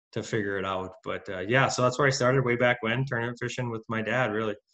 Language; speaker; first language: English; native; English